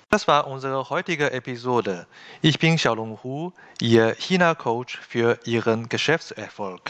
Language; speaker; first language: German; non-native, fluent; Chinese